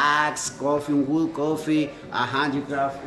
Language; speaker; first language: English; non-native, learner; Spanish